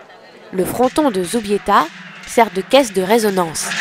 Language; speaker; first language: French; native; French